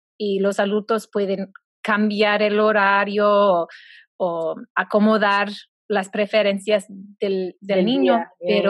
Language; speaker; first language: Spanish; non-native, fluent; English